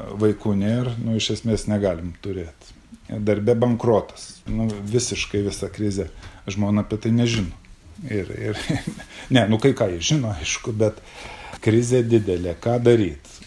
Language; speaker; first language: Lithuanian; native; Lithuanian